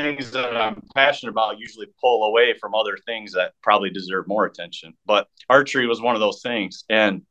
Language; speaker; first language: English; native; English